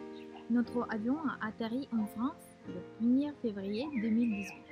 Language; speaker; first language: French; non-native, fluent; Russian